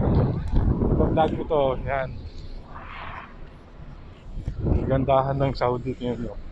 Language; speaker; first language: Filipino; non-native, local second language; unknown